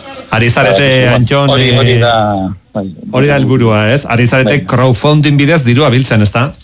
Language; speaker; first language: Basque; native; Basque